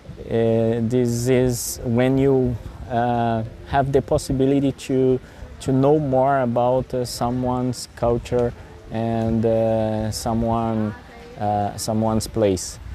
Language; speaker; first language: English; non-native, fluent; Portuguese